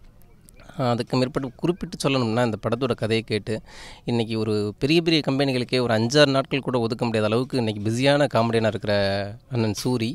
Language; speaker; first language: Tamil; native; Tamil